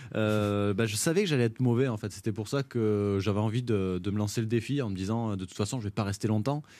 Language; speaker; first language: French; native; French